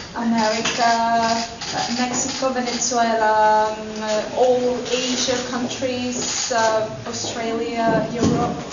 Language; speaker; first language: English; non-native, fluent; Estonian